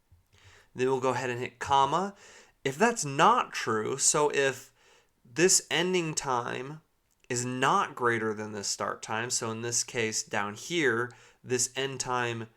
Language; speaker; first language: English; native; English